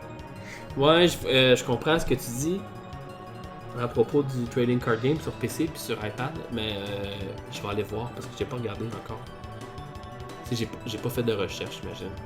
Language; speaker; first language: French; native; French